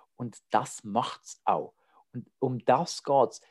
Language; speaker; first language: German; native; German